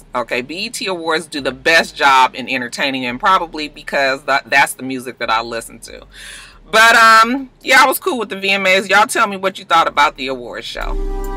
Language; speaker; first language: English; native; English